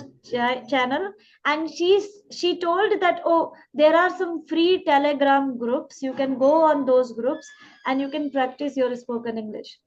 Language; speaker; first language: English; non-native, local second language; Hindi